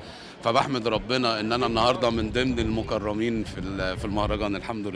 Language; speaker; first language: Arabic; native; Arabic